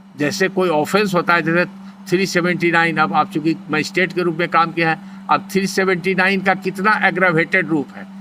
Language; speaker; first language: Hindi; native; Hindi